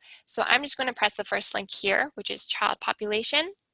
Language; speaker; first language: English; native; English